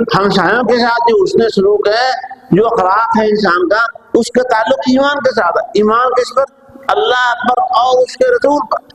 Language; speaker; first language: Urdu; non-native, local second language; Punjabi